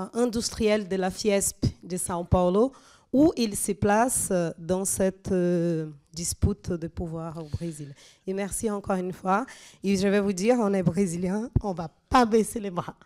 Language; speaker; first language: French; non-native, fluent; Portuguese